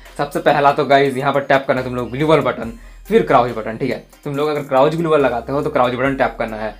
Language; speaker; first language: Hindi; native; Hindi